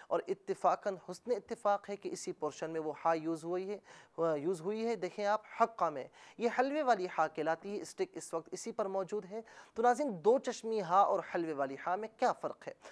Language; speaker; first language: Urdu; native; Urdu